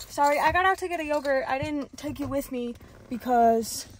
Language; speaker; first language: English; native; English